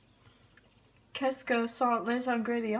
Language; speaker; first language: French; non-native, learner; English